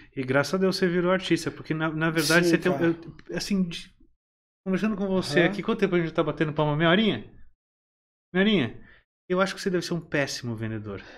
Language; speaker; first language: Portuguese; native; Portuguese